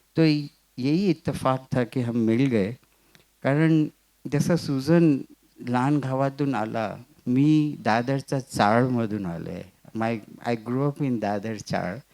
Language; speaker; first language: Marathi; non-native, local second language; Gujarati